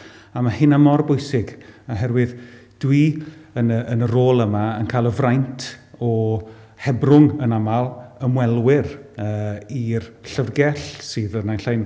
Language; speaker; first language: Welsh; native; Welsh